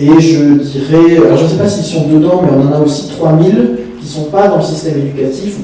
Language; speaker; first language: French; native; French